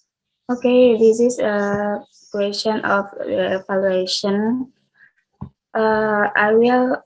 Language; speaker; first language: English; non-native, learner; Indonesian